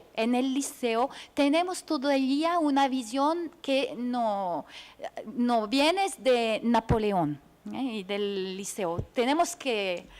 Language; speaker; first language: Spanish; non-native, fluent; French